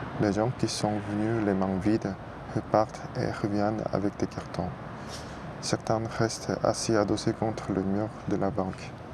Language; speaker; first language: French; non-native, fluent; Korean